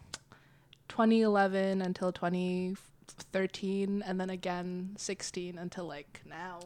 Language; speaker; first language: English; early bilingual, other home language; Indonesian